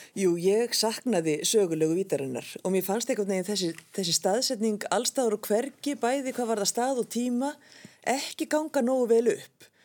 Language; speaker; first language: Icelandic; native; Icelandic